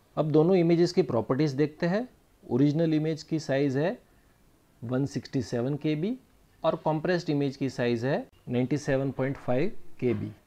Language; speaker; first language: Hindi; non-native, local second language; Gujarati